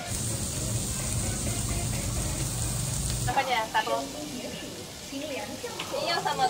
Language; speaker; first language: Chinese; non-native, learner; Indonesian